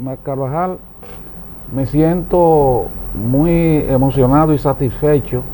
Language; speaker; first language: Spanish; native; Spanish